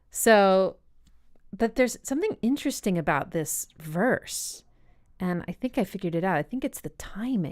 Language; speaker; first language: English; native; English